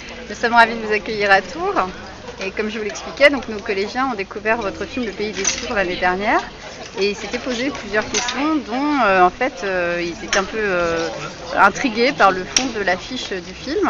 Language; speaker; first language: French; native; French